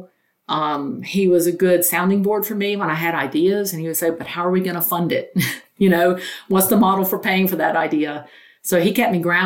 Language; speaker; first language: English; native; English